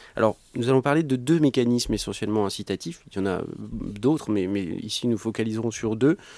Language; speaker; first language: French; native; French